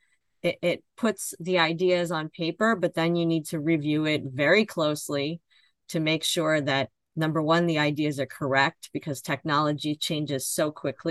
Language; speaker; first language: English; native; English